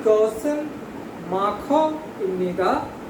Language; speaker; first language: Korean; non-native, fluent; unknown